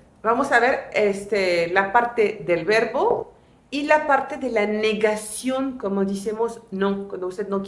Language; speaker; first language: Spanish; non-native, fluent; French